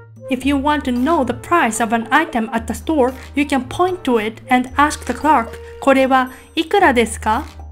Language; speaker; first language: English; non-native, fluent; Japanese